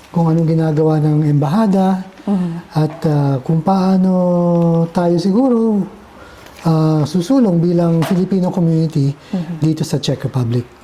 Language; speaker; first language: Filipino; early bilingual, heritage; Filipino